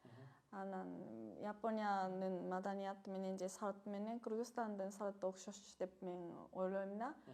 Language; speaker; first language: Kyrgyz; non-native, fluent; Japanese